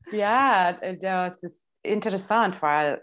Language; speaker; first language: German; non-native, fluent; English